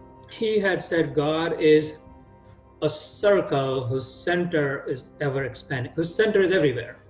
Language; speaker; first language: English; non-native, local second language; Hindi